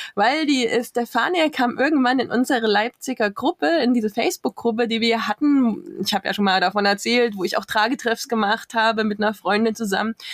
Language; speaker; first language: German; native; German